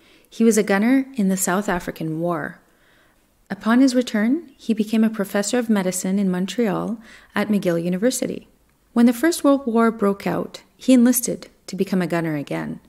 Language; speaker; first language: English; native; English